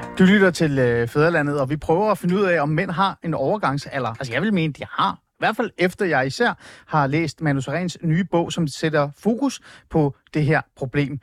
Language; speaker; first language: Danish; native; Danish